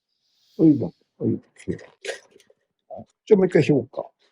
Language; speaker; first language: Japanese; native; Japanese